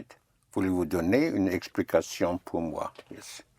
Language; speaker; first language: French; non-native, fluent; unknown